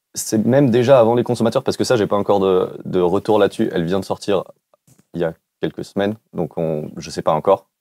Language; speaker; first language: French; native; French